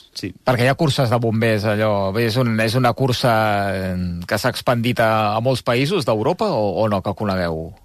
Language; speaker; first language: Catalan; native; Catalan